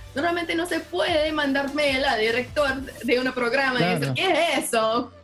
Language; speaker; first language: Spanish; non-native, learner; English